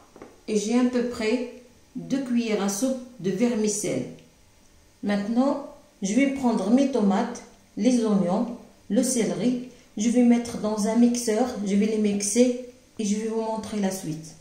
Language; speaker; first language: French; non-native, local second language; Arabic